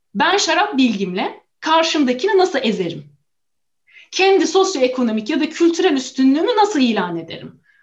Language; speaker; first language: Turkish; native; Turkish